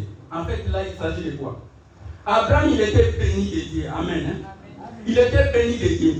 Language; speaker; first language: French; non-native, local second language; Lingala